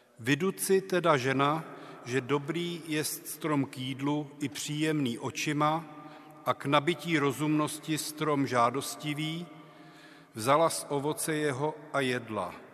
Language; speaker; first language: Czech; native; Czech